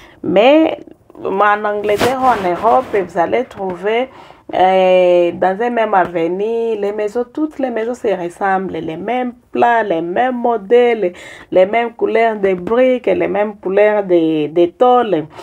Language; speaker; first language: French; non-native, local second language; Swahili